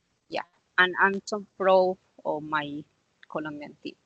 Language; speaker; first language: English; non-native, learner; Spanish